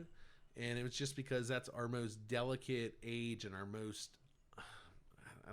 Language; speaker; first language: English; native; English